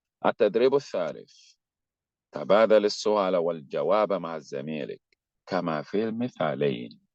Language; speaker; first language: Arabic; non-native, fluent; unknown